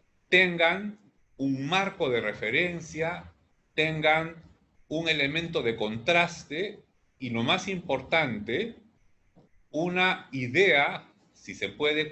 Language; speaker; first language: Spanish; native; Spanish